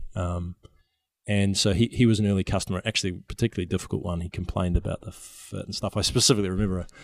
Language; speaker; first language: English; native; English